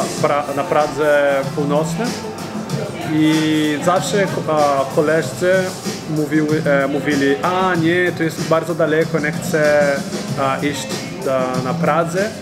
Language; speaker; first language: Polish; non-native, learner; Portuguese